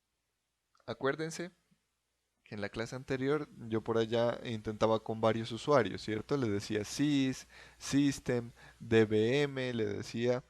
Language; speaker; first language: Spanish; native; Spanish